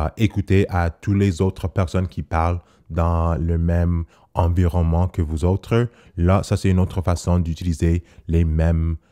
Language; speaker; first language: French; non-native, fluent; English